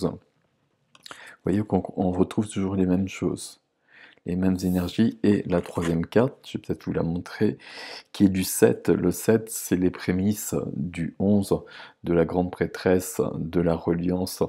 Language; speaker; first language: French; native; French